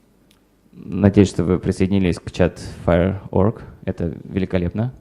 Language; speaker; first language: Russian; native; Russian